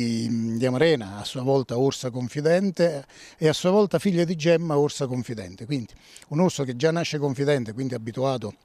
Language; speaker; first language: Italian; native; Italian